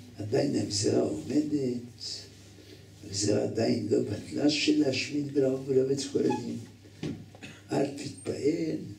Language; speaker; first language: Hebrew; native; Hebrew